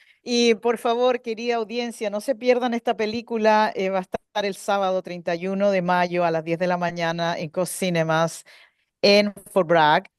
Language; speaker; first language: Spanish; native; Spanish